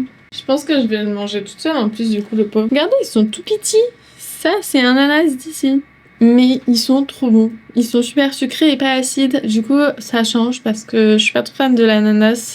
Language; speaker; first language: French; native; French